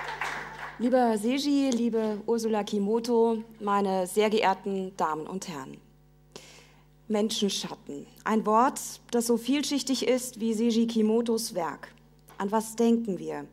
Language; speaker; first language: German; native; German